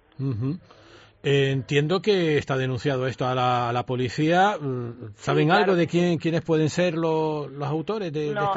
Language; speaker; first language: Spanish; native; Spanish